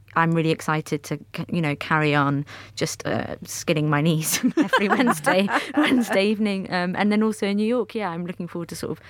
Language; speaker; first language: English; native; English